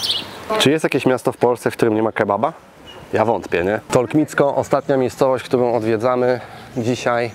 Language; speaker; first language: Polish; native; Polish